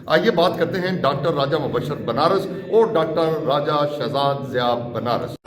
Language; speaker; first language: Urdu; non-native, local second language; Punjabi